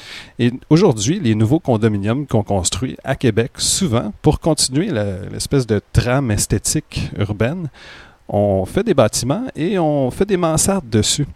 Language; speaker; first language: French; native; French